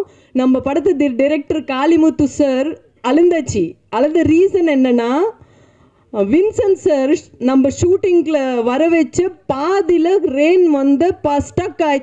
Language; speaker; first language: Tamil; non-native, fluent; Punjabi